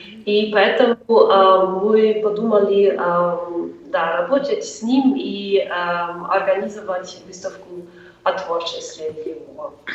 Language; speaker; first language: Russian; non-native, fluent; German